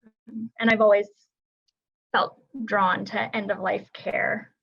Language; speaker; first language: English; native; English